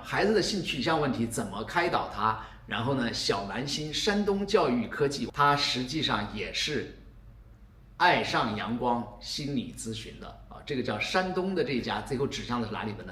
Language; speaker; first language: Chinese; native; Chinese